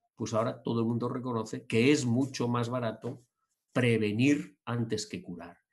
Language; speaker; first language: Spanish; native; Spanish